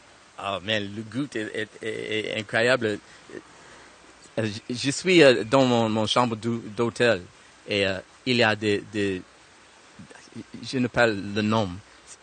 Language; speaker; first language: French; non-native, learner; English